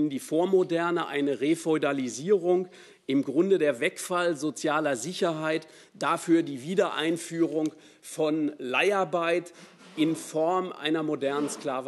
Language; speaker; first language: German; native; German